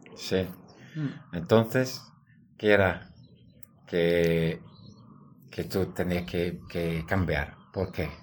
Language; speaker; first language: Spanish; non-native, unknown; English